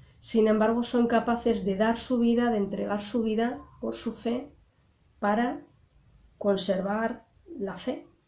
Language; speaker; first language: Spanish; native; Spanish